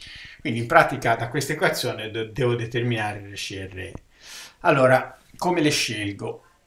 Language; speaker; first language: Italian; native; Italian